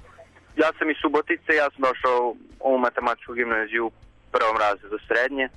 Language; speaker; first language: Serbian; native; Serbian